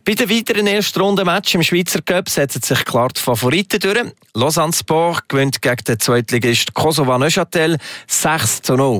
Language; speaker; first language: German; native; German